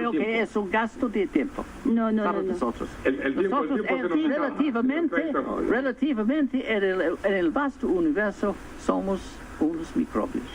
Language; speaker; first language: Spanish; non-native, fluent; English